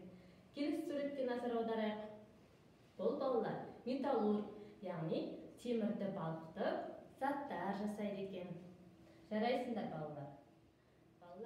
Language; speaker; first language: Kazakh; native; Kazakh